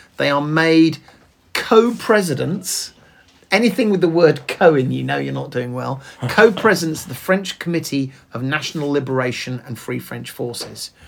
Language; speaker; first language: English; native; English